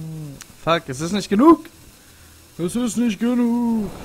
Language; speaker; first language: German; native; German